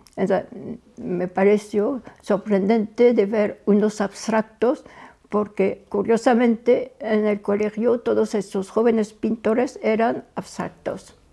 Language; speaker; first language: Spanish; non-native, fluent; French